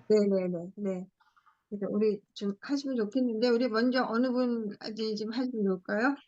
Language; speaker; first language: Korean; native; Korean